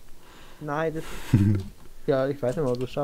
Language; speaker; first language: German; native; German